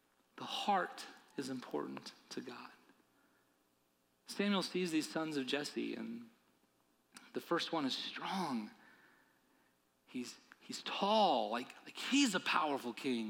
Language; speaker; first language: English; native; English